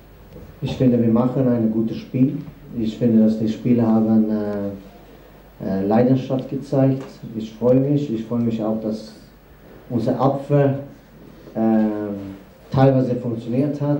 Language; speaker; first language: German; non-native, fluent; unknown